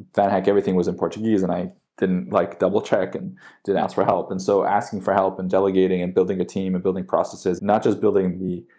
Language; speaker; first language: English; native; English